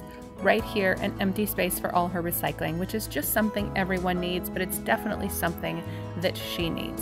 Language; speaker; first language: English; native; English